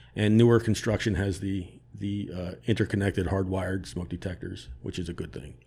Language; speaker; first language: English; native; English